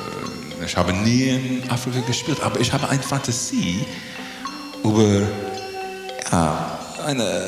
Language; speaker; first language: German; non-native, learner; English